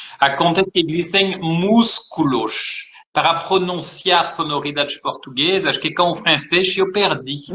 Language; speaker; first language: Portuguese; early bilingual, heritage; French